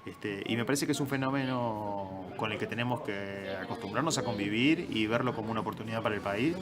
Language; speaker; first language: Spanish; native; Spanish